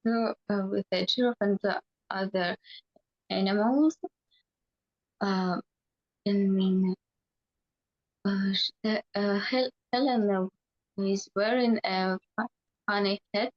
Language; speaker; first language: English; non-native, learner; Russian